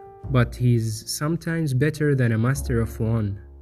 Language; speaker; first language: English; non-native, fluent; Arabic